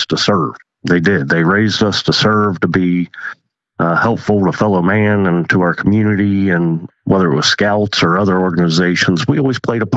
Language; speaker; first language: English; native; English